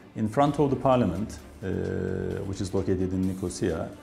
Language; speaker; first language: English; non-native, fluent; Turkish